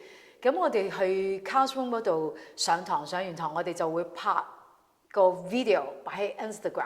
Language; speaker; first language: Cantonese; native; Cantonese